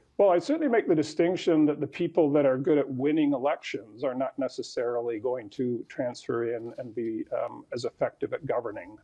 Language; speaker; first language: English; native; English